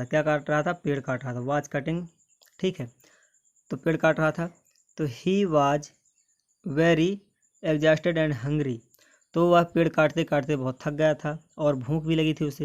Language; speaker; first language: Hindi; native; Hindi